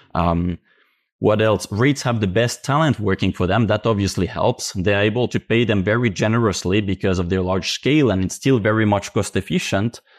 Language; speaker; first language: English; non-native, fluent; Finnish